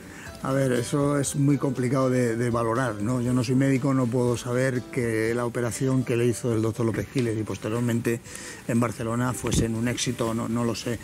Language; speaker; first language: Spanish; native; Spanish